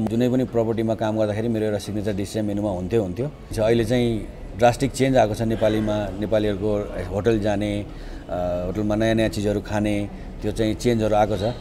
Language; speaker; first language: Nepali; native; Nepali